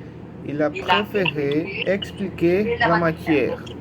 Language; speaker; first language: French; non-native, learner; Portuguese